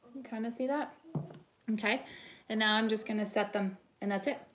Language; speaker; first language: English; native; English